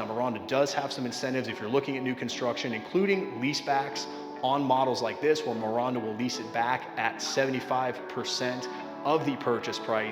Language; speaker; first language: English; native; English